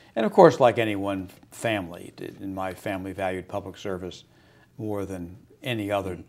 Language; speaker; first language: English; native; English